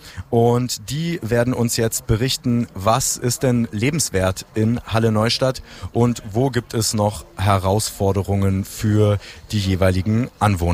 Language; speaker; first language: German; native; German